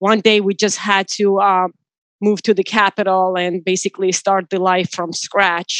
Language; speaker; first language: English; non-native, fluent; Georgian